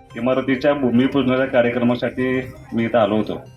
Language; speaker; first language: Marathi; non-native, local second language; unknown